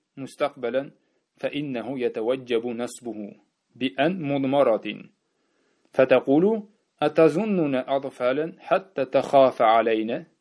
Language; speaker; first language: Arabic; non-native, fluent; Uzbek